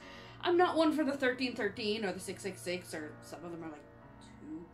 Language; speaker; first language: English; native; English